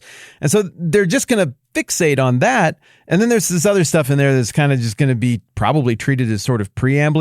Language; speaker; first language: English; native; English